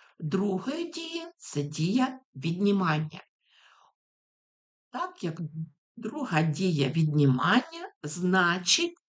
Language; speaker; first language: Ukrainian; native; Ukrainian